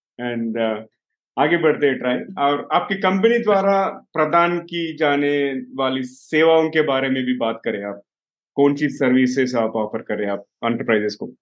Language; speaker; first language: Hindi; non-native, local second language; Telugu